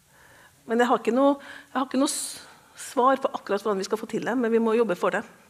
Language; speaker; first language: Norwegian; native; Norwegian